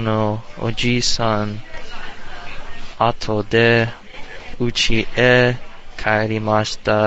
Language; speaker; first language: Japanese; non-native, learner; English